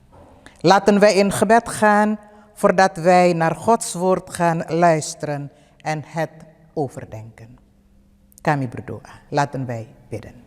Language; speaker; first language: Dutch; early bilingual, other home language; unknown